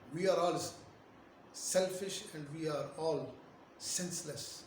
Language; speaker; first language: English; non-native, local second language; Urdu